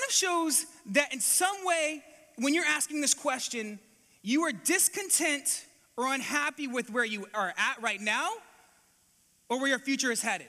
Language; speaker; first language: English; native; English